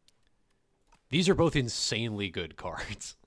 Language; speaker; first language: English; native; English